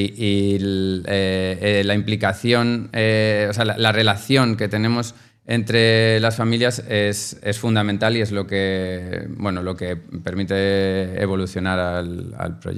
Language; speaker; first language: Spanish; native; Spanish